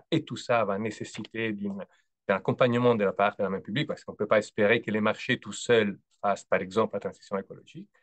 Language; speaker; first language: French; non-native, fluent; Italian